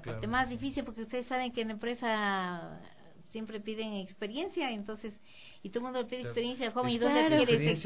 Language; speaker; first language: Spanish; native; Spanish